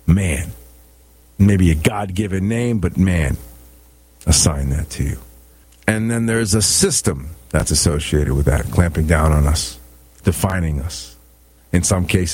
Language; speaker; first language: English; native; English